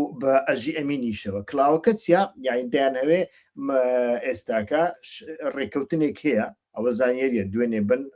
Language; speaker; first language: Central Kurdish; native; Central Kurdish